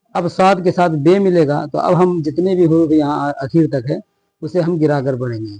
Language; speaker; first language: Urdu; native; Urdu